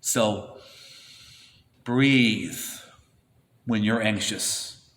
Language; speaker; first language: English; native; English